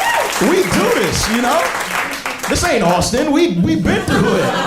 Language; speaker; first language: English; native; English